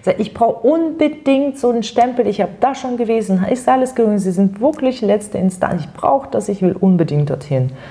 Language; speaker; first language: German; non-native, fluent; Russian